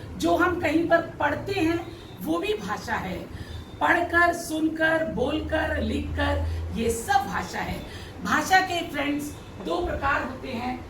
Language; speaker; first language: Hindi; native; Hindi